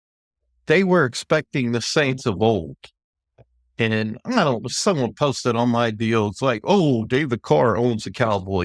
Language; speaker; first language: English; native; English